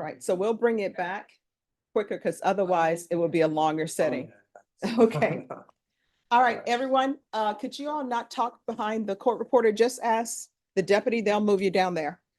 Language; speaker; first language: English; native; English